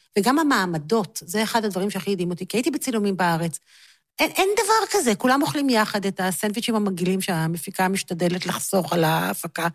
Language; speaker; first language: Hebrew; native; Hebrew